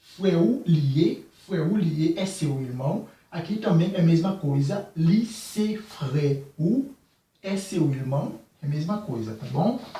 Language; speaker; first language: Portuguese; non-native, fluent; Haitian Creole